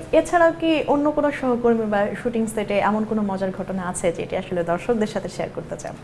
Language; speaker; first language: Bangla; native; Bangla